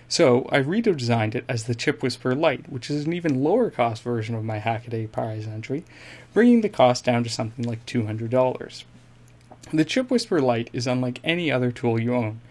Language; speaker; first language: English; native; English